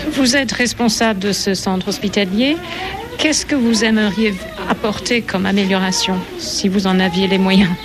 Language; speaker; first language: French; native; French